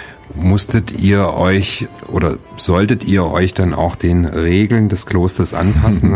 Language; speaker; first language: German; native; German